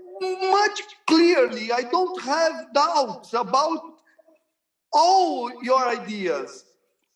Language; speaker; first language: English; non-native, learner; Portuguese